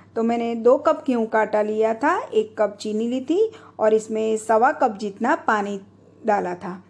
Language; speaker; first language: Hindi; non-native, local second language; Gujarati